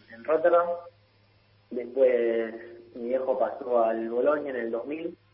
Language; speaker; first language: Spanish; early bilingual, heritage; Italian